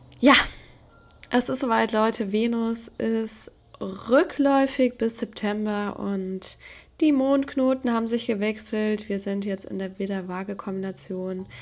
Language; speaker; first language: German; native; German